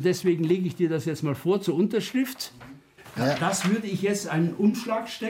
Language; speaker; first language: German; native; German